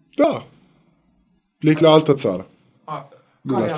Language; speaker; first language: Romanian; non-native, learner; Arabic